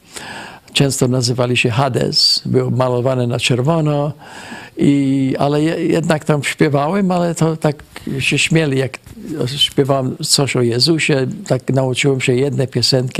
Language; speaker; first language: Polish; early bilingual, heritage; Polish